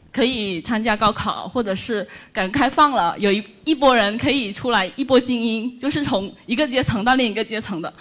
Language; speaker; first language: Chinese; native; Chinese